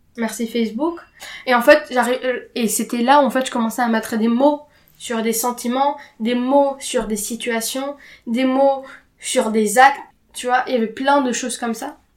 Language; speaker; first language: French; non-native, fluent; Arabic